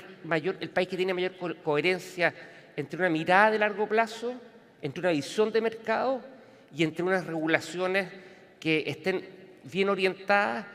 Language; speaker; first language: Spanish; native; Spanish